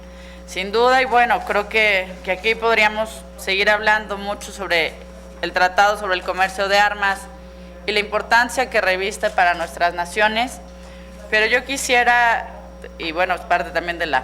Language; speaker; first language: Spanish; native; Spanish